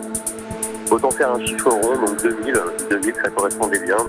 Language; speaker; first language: French; native; French